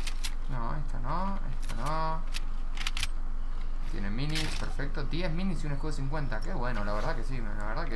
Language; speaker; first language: Spanish; native; Spanish